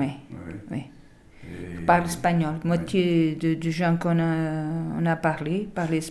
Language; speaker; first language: French; non-native, learner; Portuguese